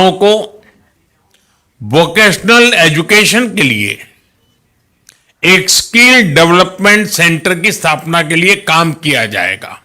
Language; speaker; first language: Hindi; non-native, local second language; Gujarati